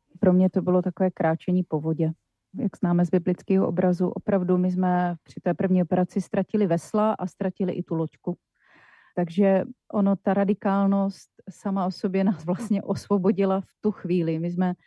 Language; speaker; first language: Czech; native; Czech